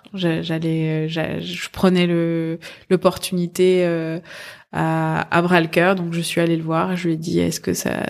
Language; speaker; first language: French; early bilingual, other home language; Persian